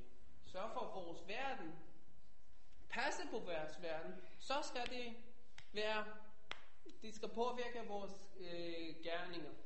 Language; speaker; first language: Danish; non-native, fluent; Hebrew